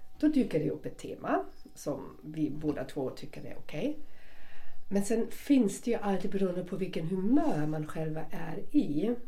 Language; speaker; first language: Swedish; non-native, fluent; German